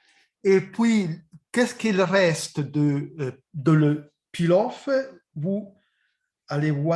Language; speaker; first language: French; non-native, fluent; Italian